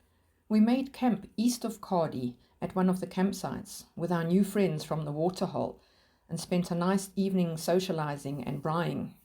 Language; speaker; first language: English; native; English